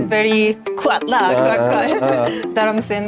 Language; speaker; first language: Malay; non-native, learner; Japanese